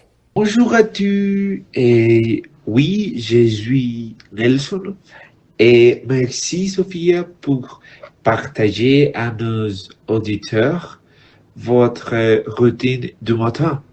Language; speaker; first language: French; non-native, learner; Spanish